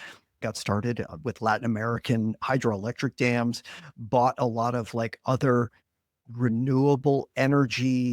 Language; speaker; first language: English; native; English